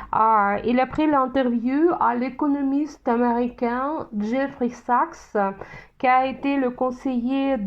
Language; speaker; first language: French; non-native, fluent; Russian